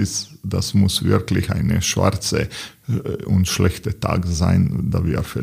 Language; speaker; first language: German; non-native, learner; Serbian